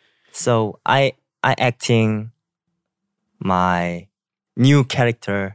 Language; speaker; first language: English; non-native, learner; Korean